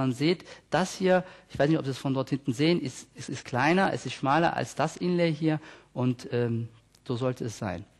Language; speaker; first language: German; native; German